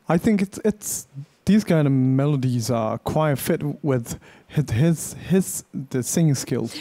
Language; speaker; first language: English; non-native, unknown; Korean